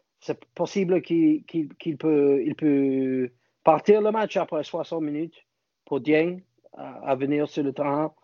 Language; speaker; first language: French; non-native, fluent; English